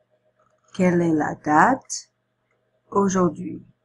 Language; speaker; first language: French; non-native, fluent; English